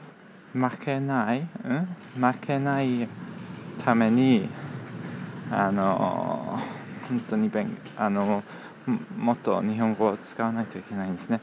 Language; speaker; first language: Japanese; non-native, learner; English